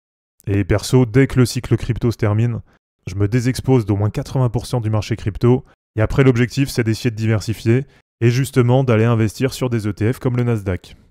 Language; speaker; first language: French; native; French